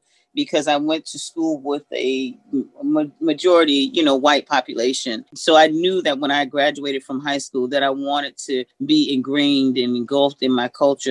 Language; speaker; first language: English; native; English